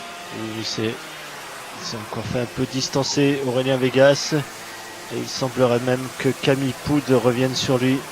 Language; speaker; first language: French; native; French